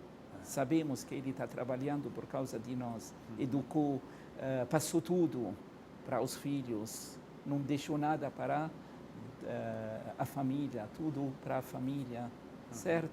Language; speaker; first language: Portuguese; non-native, fluent; Arabic